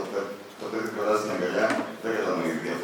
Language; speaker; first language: Greek; native; Greek